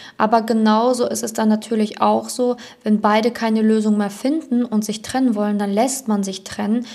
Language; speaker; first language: German; native; German